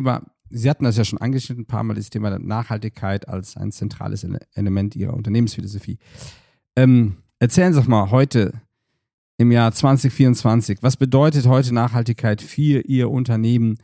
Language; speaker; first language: German; native; German